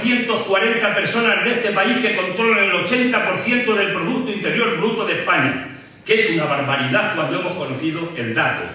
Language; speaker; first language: Spanish; native; Spanish